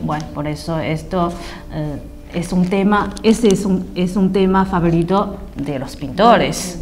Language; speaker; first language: Spanish; non-native, fluent; Chinese